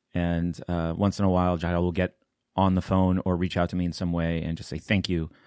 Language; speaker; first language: English; native; English